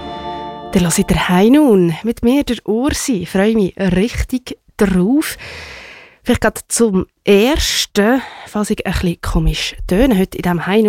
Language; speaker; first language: German; native; German